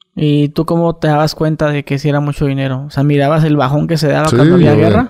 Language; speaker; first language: Spanish; native; Spanish